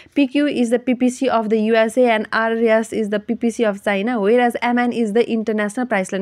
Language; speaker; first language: English; non-native, local second language; Nepali